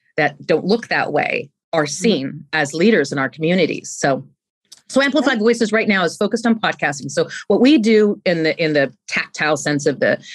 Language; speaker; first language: English; native; English